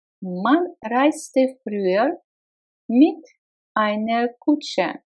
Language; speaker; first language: German; non-native, fluent; Russian